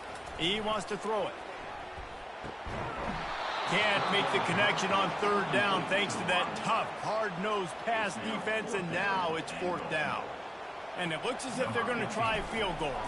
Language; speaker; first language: English; native; English